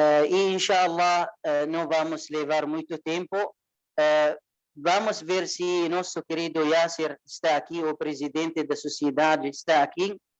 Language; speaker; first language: Portuguese; non-native, fluent; Arabic